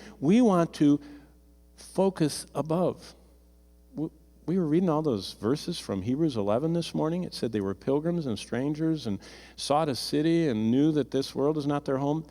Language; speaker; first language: English; native; English